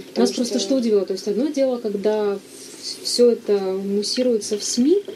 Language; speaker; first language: Russian; native; Russian